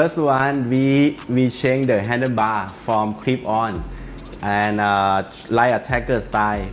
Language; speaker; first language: English; non-native, learner; Thai